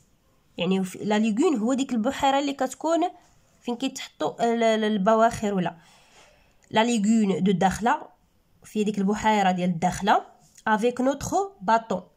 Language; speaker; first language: Arabic; native; Arabic